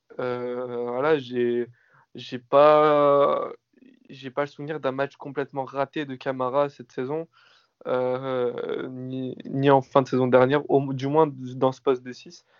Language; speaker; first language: French; native; French